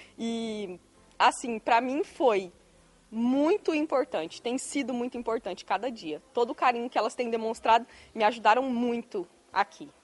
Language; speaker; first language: Portuguese; native; Portuguese